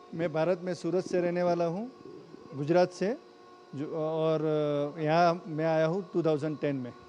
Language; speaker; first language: Hindi; non-native, local second language; Gujarati